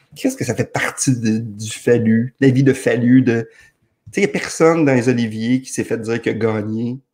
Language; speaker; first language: French; native; French